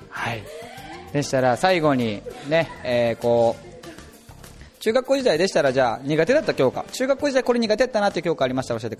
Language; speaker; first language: Japanese; native; Japanese